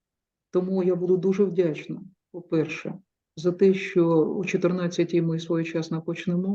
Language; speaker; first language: Ukrainian; native; Ukrainian